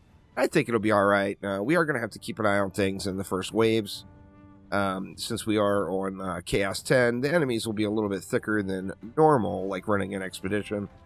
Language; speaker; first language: English; native; English